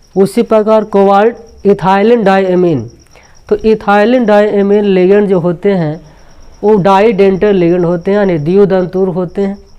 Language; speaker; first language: Hindi; native; Hindi